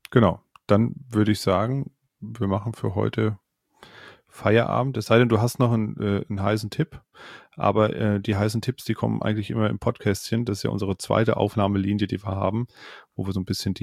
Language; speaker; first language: German; native; German